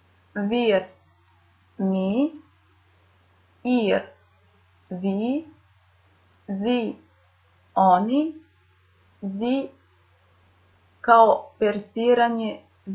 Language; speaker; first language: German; non-native, fluent; Serbian